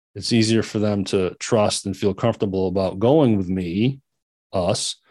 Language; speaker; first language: English; native; English